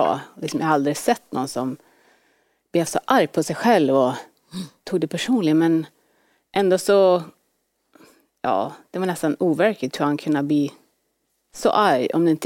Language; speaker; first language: Swedish; native; Swedish